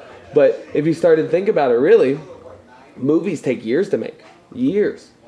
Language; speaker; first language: English; native; English